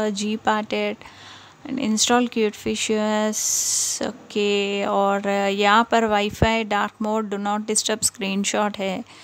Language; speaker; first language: Hindi; non-native, local second language; Telugu